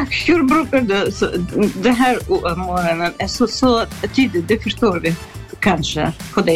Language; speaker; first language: Swedish; non-native, fluent; Russian